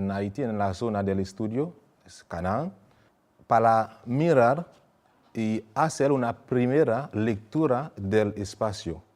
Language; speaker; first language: Spanish; non-native, fluent; Haitian Creole